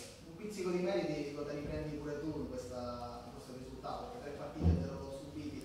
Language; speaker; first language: Italian; native; Italian